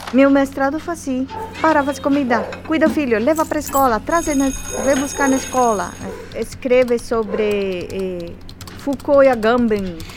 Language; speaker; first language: Portuguese; non-native, fluent; Spanish